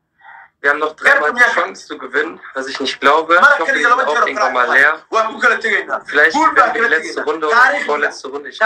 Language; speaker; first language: German; native; German